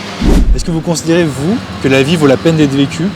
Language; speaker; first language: French; native; French